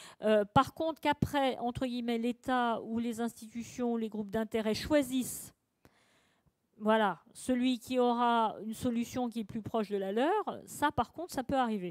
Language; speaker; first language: French; native; French